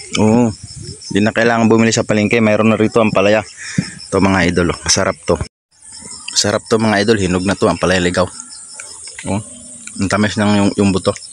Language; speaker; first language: Filipino; non-native, local second language; Cebuano